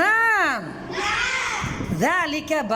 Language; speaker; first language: Arabic; non-native, fluent; Bangla